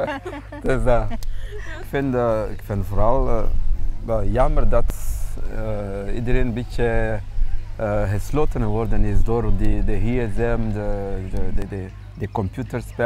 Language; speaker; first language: Dutch; non-native, fluent; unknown